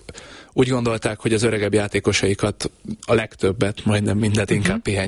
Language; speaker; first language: Hungarian; native; Hungarian